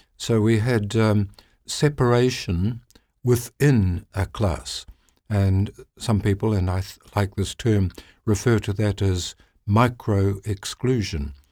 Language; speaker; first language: English; native; English